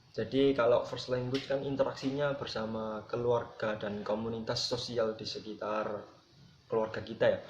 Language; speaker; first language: Indonesian; non-native, local second language; Javanese